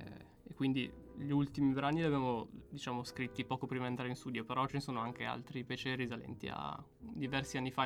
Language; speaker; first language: Italian; native; Italian